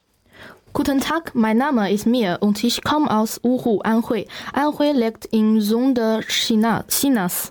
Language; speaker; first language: German; non-native, learner; Chinese